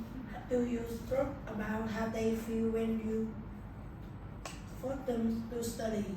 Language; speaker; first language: English; non-native, learner; Vietnamese